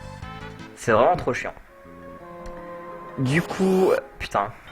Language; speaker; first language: French; native; French